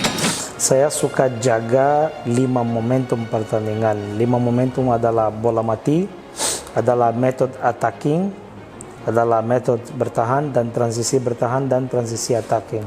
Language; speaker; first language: Indonesian; non-native, fluent; Portuguese